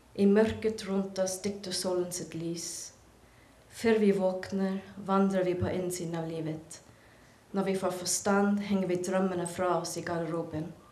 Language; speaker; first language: Norwegian; non-native, fluent; English